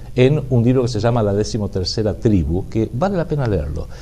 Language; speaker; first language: Spanish; native; Spanish